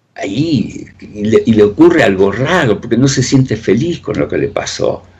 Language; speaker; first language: Spanish; native; Spanish